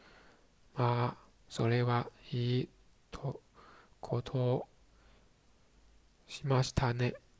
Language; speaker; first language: Japanese; non-native, learner; Chinese